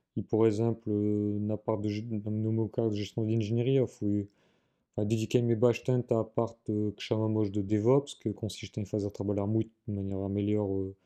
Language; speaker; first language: Portuguese; non-native, fluent; French